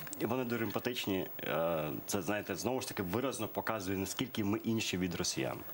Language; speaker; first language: Ukrainian; early bilingual, other home language; Persian